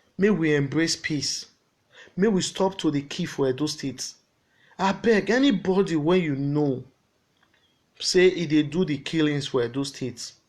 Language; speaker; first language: Nigerian Pidgin; non-native, local second language; Bini